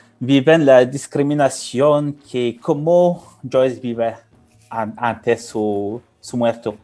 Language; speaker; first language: Spanish; non-native, learner; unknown